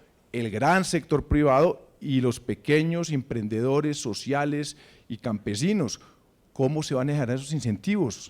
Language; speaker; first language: Spanish; native; Spanish